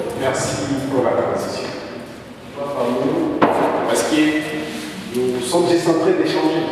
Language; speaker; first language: French; non-native, local second language; Swahili